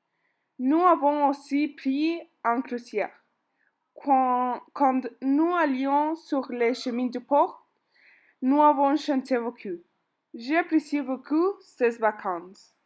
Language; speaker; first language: French; non-native, learner; Spanish